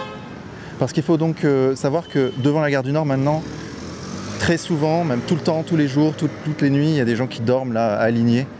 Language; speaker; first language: French; native; French